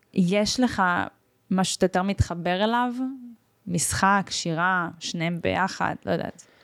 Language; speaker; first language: Hebrew; early bilingual, other home language; Russian